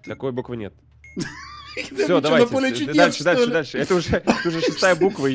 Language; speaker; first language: Russian; native; Russian